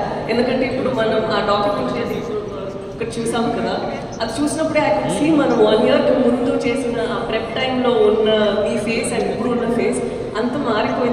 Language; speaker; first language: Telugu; non-native, local second language; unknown